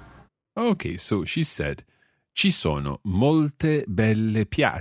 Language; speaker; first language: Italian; non-native, fluent; English